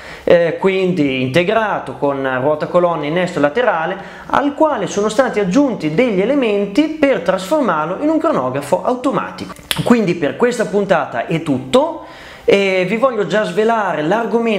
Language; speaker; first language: Italian; native; Italian